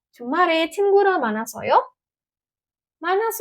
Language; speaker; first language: Korean; non-native, fluent; Indonesian